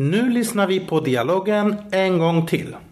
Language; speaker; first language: Swedish; non-native, fluent; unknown